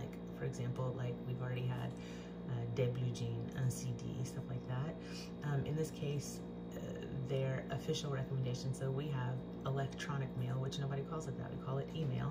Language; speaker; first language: English; native; English